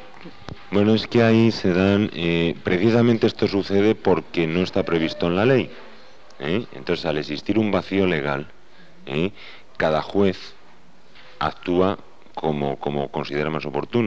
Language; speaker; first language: Spanish; native; Spanish